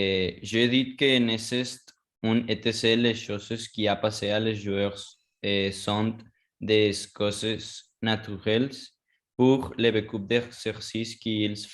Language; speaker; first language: French; non-native, learner; Spanish